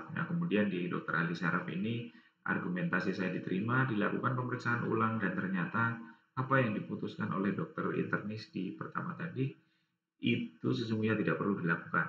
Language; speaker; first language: Indonesian; native; Indonesian